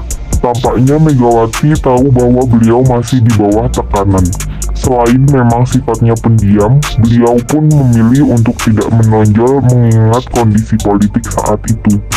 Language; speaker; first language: Indonesian; native; Indonesian